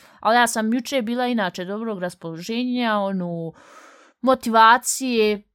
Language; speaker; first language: Bosnian; early bilingual, heritage; Bosnian